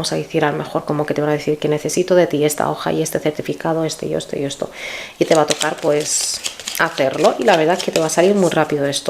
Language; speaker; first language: Spanish; native; Spanish